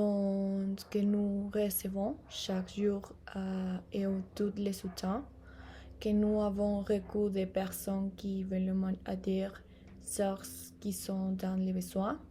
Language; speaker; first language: French; non-native, learner; Spanish